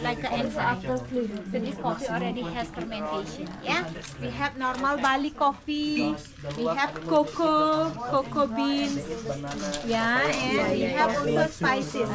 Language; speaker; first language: English; non-native, learner; Balinese